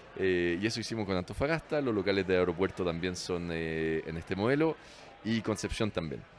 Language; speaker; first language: Spanish; non-native, fluent; French